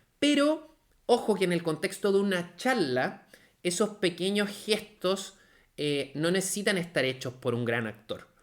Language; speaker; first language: Spanish; native; Spanish